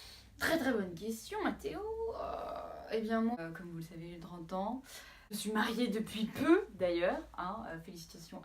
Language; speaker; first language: French; native; French